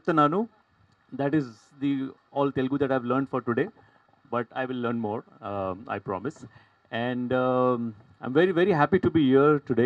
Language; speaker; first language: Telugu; non-native, learner; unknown